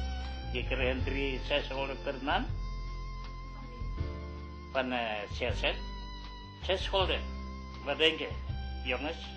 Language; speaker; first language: Dutch; non-native, learner; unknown